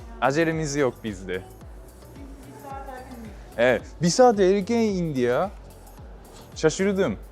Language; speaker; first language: Turkish; non-native, fluent; Japanese